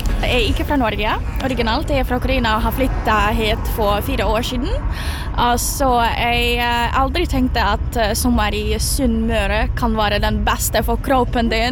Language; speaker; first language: Norwegian; non-native, learner; Ukrainian